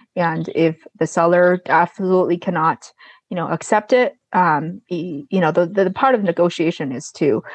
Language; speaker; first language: English; non-native, fluent; Chinese